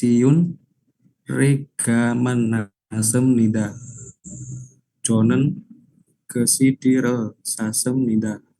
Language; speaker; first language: Korean; non-native, learner; Indonesian